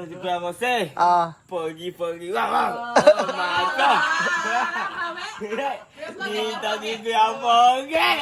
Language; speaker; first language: Filipino; non-native, learner; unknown